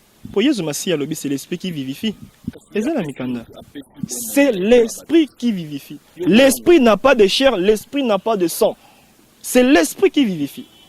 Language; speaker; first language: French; non-native, local second language; Lingala